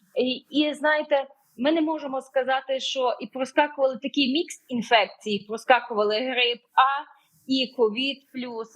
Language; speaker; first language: Ukrainian; native; Ukrainian